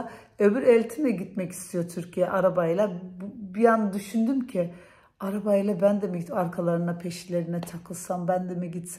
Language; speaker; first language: Turkish; early bilingual, heritage; Turkish